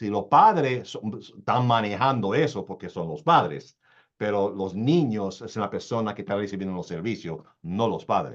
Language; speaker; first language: Spanish; early bilingual, heritage; Spanish